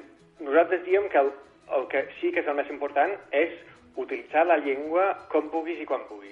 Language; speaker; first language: Catalan; non-native, fluent; English